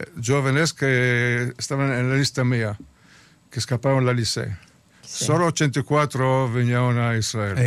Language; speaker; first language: Spanish; early bilingual, heritage; Spanish